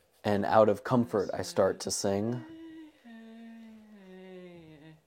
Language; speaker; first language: English; native; English